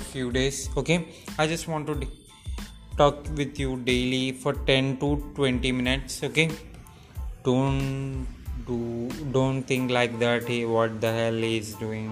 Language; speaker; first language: English; non-native, local second language; Telugu